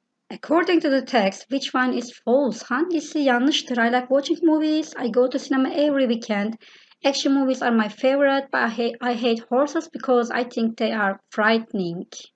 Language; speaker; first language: English; non-native, fluent; Turkish